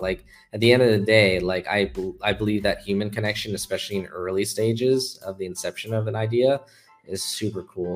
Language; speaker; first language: English; native; English